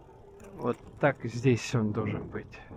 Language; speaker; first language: Russian; non-native, local second language; Estonian